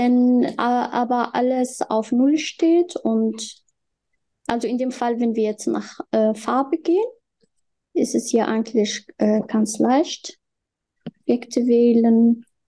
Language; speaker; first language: German; non-native, fluent; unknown